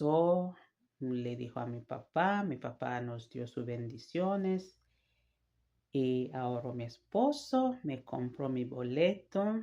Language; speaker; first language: Spanish; non-native, fluent; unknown